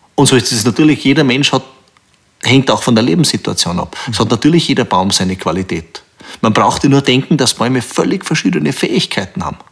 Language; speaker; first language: German; native; German